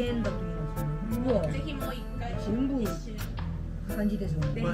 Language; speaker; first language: Japanese; non-native, learner; Korean